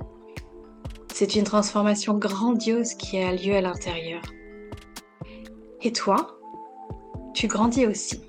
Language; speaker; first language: French; native; French